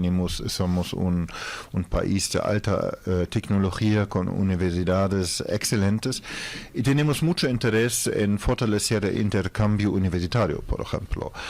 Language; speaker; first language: Spanish; non-native, fluent; German